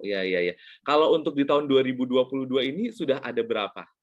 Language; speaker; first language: Indonesian; native; Indonesian